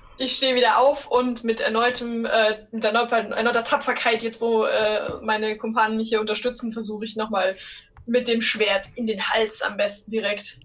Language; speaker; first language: German; native; German